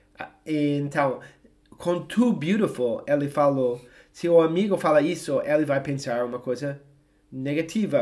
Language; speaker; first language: Portuguese; non-native, fluent; English